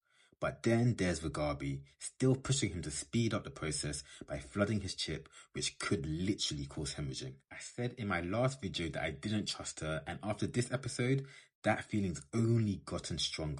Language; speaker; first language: English; native; English